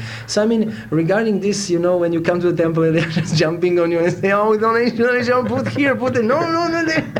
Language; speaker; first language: English; non-native, fluent; Serbian